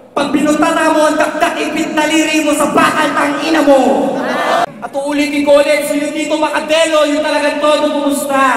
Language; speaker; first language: Filipino; native; Filipino